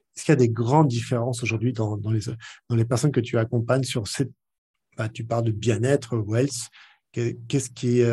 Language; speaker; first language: French; native; French